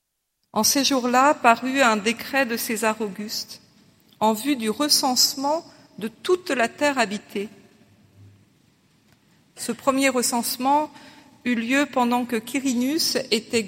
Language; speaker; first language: French; native; French